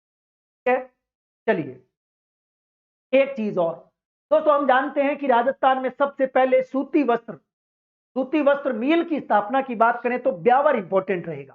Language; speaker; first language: Hindi; native; Hindi